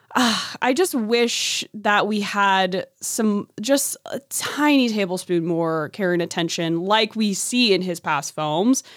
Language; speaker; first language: English; native; English